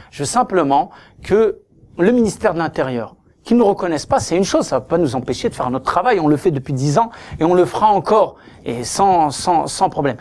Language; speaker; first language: French; native; French